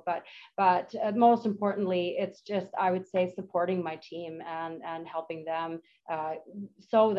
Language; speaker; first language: English; native; English